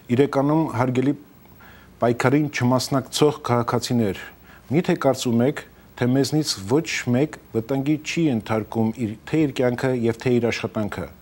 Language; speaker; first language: Armenian; early bilingual, heritage; Armenian